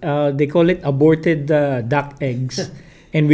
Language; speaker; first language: English; non-native, local second language; Filipino